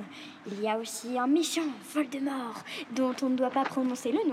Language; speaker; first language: French; native; French